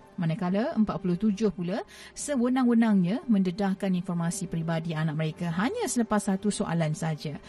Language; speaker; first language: Malay; native; Malay